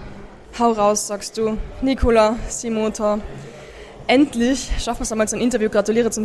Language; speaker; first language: German; native; German